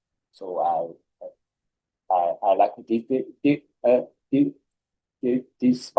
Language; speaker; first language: English; non-native, learner; Chinese